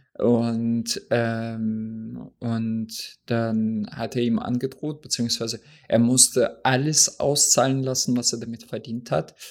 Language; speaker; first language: German; non-native, fluent; Russian